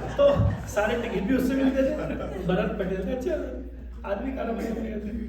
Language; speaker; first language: Urdu; native; Urdu